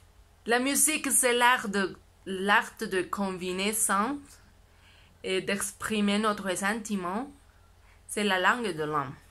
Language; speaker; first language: French; non-native, learner; Spanish